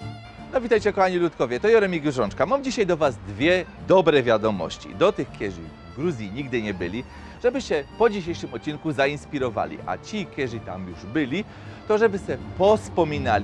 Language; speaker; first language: Polish; native; Polish